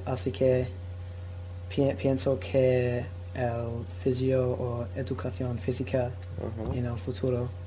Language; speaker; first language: Spanish; non-native, learner; English